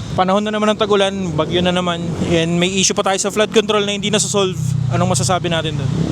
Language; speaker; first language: Filipino; native; Filipino